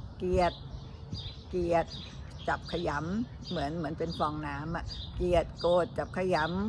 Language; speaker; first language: Thai; native; Thai